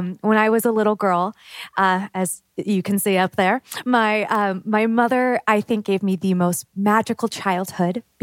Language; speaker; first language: English; native; English